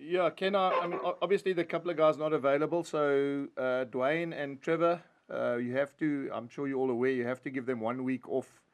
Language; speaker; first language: English; native; English